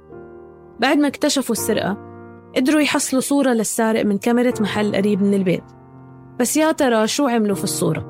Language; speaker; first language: Arabic; native; Arabic